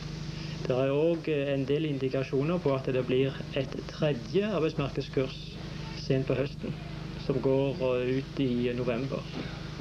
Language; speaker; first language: Norwegian; native; Norwegian